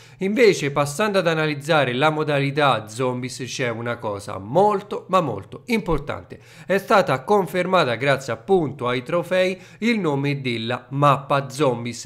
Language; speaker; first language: Italian; native; Italian